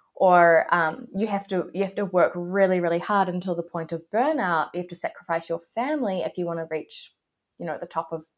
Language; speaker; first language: English; native; English